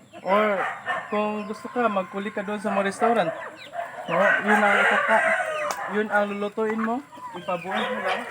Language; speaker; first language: Filipino; non-native, local second language; Cebuano